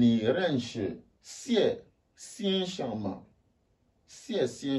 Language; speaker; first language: Chinese; non-native, learner; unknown